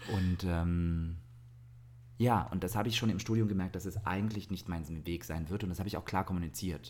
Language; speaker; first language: German; early bilingual, other home language; Russian